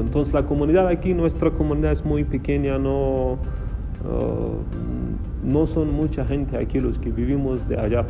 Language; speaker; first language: Spanish; non-native, fluent; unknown